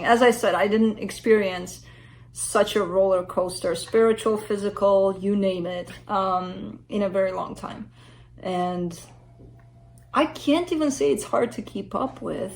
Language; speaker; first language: English; native; English